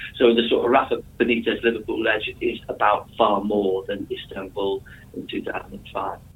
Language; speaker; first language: English; native; English